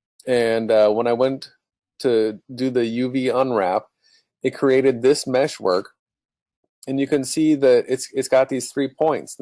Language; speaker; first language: English; native; English